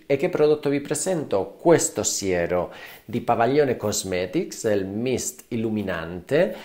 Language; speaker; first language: Italian; non-native, fluent; Spanish